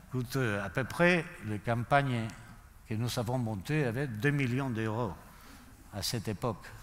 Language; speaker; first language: French; non-native, learner; Spanish